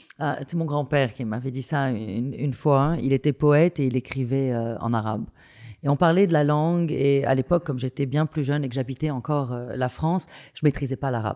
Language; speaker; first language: French; native; French